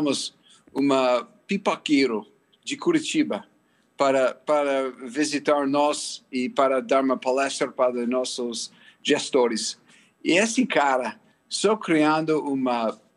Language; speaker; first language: Portuguese; non-native, fluent; English